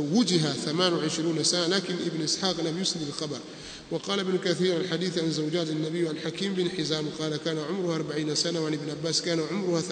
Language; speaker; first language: Arabic; non-native, fluent; Swahili